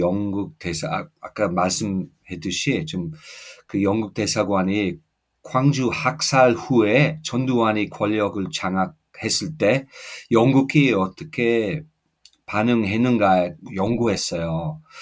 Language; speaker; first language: Korean; non-native, fluent; English